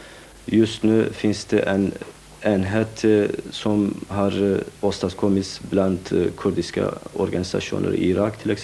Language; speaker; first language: Swedish; non-native, fluent; Kurdish